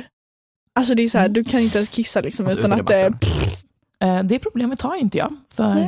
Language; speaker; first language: Swedish; native; Swedish